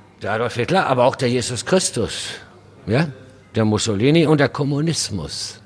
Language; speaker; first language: German; early bilingual, other home language; Spanish